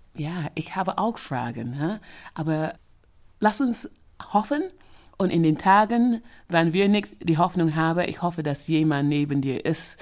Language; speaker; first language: German; non-native, fluent; English